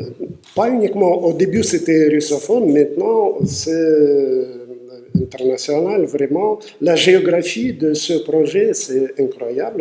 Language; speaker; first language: French; non-native, fluent; Russian